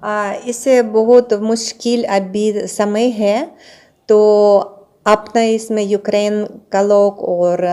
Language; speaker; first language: Hindi; non-native, learner; Russian